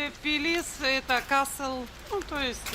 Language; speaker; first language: Russian; native; Russian